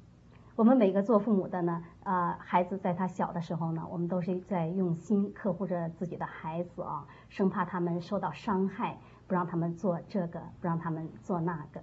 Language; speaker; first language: Chinese; native; Chinese